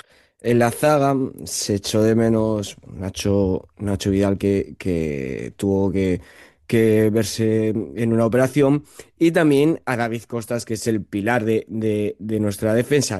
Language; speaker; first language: Spanish; native; Spanish